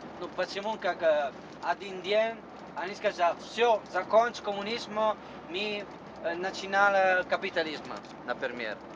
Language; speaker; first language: Russian; non-native, learner; Italian